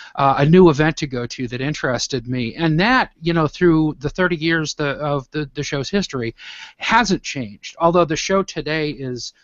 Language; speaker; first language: English; native; English